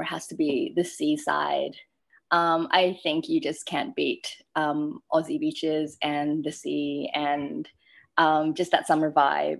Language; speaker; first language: English; non-native, local second language; Malay